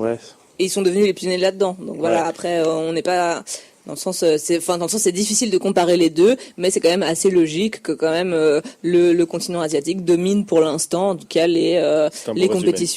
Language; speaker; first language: French; native; French